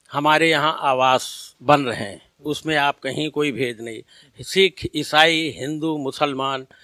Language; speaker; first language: Hindi; native; Hindi